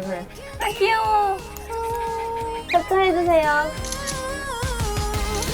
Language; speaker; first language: Korean; non-native, fluent; Chinese